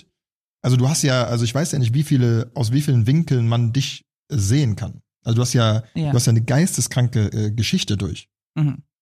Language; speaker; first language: German; native; German